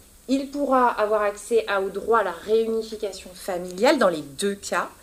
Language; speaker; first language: French; native; French